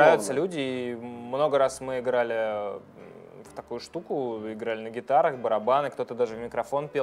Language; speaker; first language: Russian; native; Russian